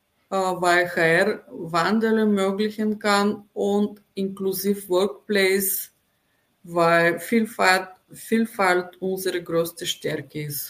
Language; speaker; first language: German; non-native, fluent; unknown